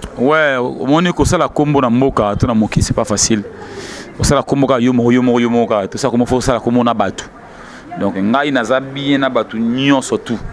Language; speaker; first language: Lingala; native; Lingala